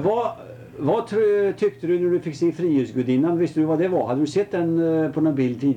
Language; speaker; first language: Swedish; native; Swedish